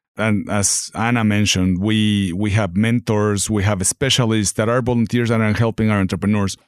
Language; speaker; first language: English; non-native, fluent; Spanish